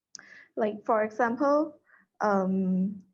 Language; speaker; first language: English; non-native, learner; Thai